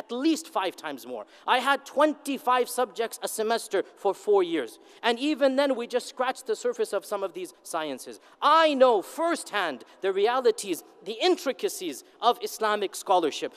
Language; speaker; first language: English; native; English